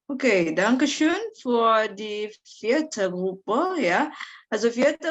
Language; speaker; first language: German; non-native, fluent; Indonesian